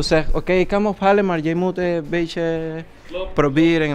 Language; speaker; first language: Dutch; non-native, learner; Spanish